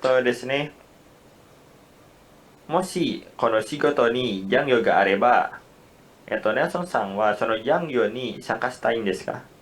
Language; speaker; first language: Japanese; non-native, learner; Indonesian